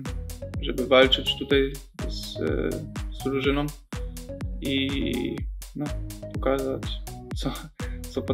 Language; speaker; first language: Polish; early bilingual, heritage; German